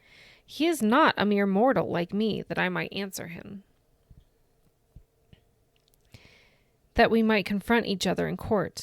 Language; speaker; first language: English; native; English